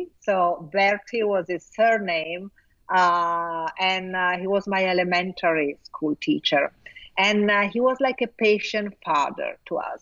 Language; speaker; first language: English; non-native, fluent; Italian